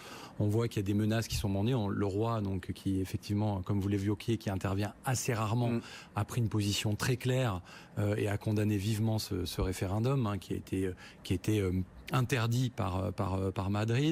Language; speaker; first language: French; native; French